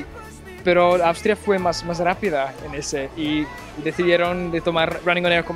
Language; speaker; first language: Spanish; non-native, fluent; German